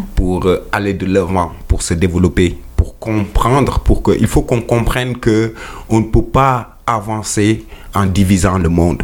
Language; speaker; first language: French; non-native, local second language; Wolof